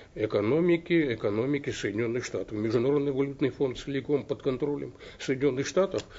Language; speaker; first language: Russian; native; Russian